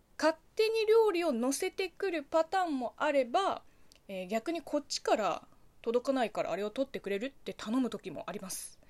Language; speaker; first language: Japanese; non-native, fluent; Chinese